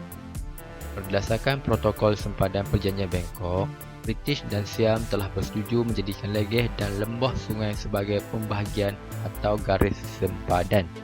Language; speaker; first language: Malay; native; Malay